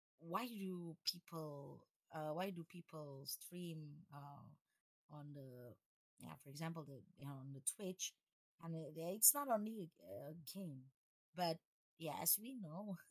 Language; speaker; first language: English; non-native, fluent; Indonesian